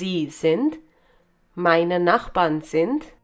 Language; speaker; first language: German; non-native, fluent; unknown